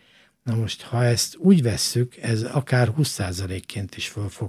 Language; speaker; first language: Hungarian; native; Hungarian